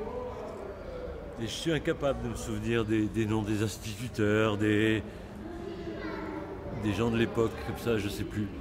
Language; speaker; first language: French; native; French